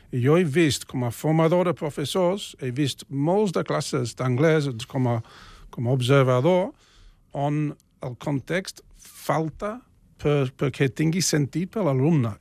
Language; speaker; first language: Catalan; non-native, fluent; English